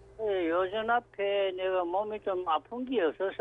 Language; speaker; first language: Korean; native; Korean